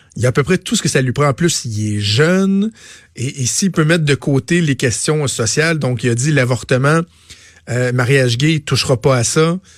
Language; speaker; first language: French; native; French